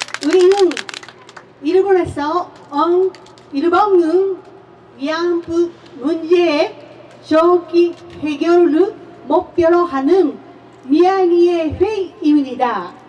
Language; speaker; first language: Korean; non-native, learner; Japanese